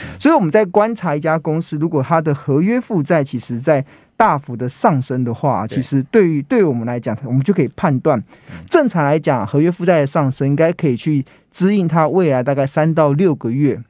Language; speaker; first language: Chinese; native; Chinese